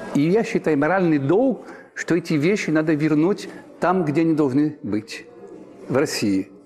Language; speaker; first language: Russian; early bilingual, heritage; Russian